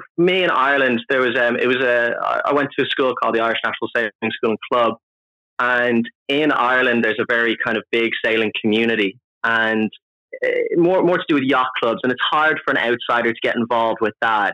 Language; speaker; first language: English; native; English